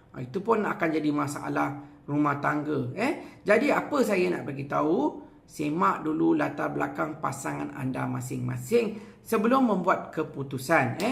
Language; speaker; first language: Malay; non-native, local second language; Tamil